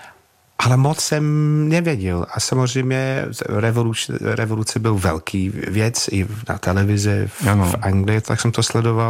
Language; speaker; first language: Czech; non-native, fluent; English